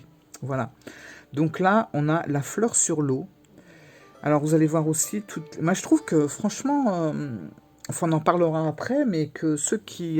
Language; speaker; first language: French; native; French